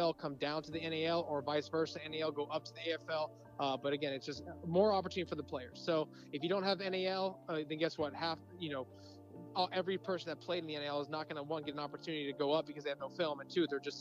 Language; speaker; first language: English; native; English